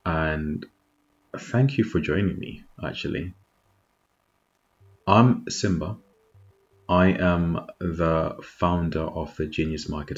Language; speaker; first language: English; non-native, local second language; Shona